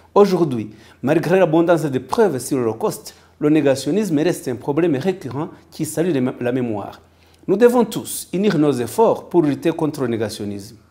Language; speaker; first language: French; non-native, local second language; Kinyarwanda